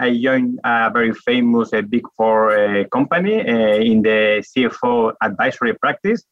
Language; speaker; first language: English; non-native, fluent; Spanish